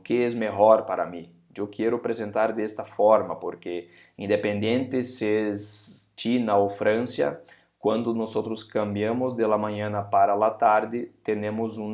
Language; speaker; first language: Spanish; non-native, fluent; Portuguese